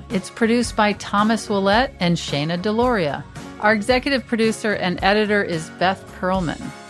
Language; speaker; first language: English; native; English